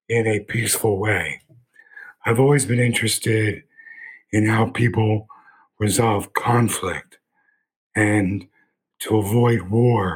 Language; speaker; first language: English; native; English